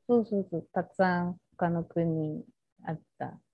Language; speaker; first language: Japanese; non-native, learner; Spanish